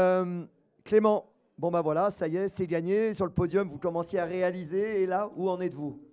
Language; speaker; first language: French; native; French